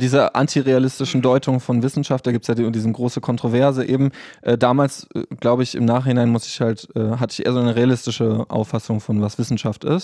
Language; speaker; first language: German; native; German